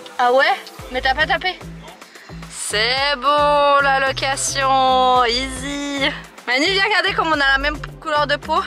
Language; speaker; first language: French; native; French